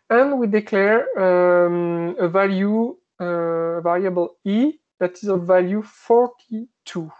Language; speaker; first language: English; non-native, fluent; French